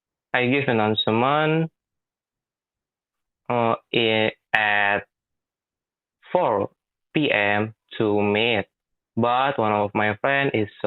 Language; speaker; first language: English; non-native, learner; Indonesian